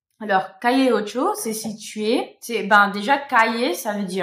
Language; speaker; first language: French; non-native, fluent; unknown